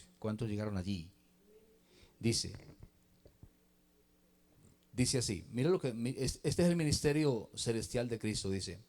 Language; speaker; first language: Spanish; native; Spanish